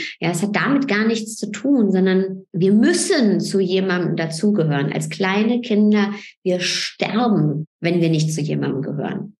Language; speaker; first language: German; early bilingual, other home language; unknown